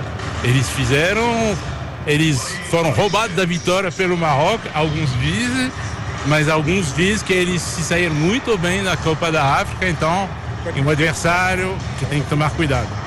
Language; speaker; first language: Portuguese; non-native, fluent; French